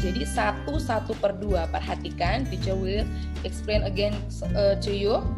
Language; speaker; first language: English; non-native, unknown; Indonesian